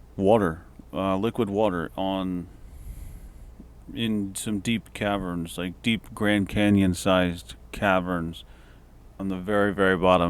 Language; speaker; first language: English; native; English